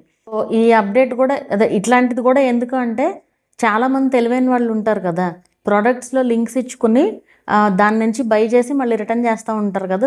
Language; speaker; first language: Telugu; native; Telugu